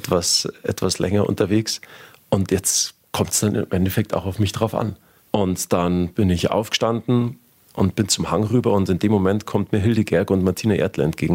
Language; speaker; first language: German; native; German